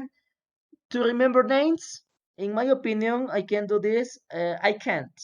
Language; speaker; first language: English; non-native, fluent; Spanish